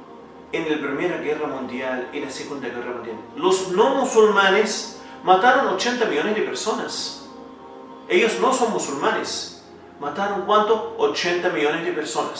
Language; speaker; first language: Spanish; non-native, fluent; Arabic